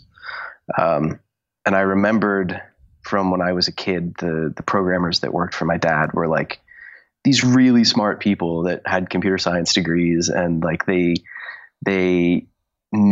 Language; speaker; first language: English; native; English